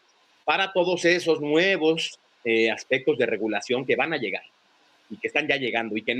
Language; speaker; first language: Spanish; native; Spanish